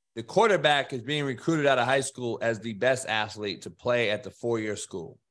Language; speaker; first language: English; native; English